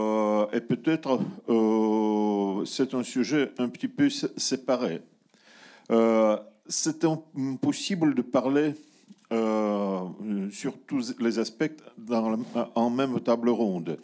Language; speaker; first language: French; non-native, learner; Russian